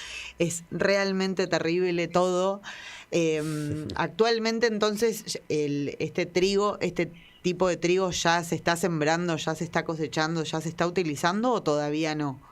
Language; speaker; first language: Spanish; native; Spanish